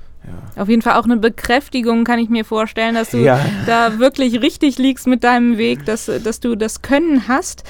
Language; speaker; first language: German; native; German